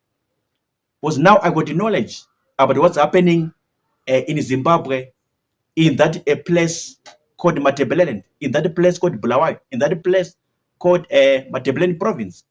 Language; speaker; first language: English; non-native, local second language; Shona